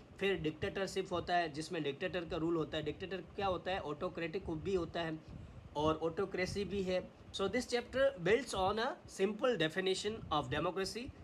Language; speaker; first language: Hindi; native; Hindi